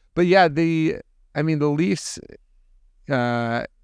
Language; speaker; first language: English; native; English